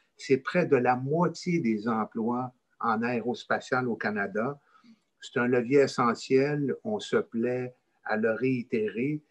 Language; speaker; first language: French; native; French